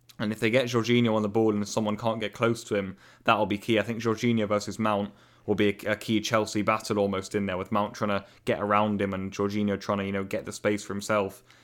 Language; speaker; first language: English; native; English